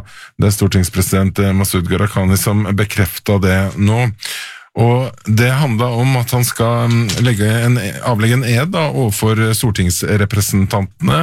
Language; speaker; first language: Norwegian; native; Norwegian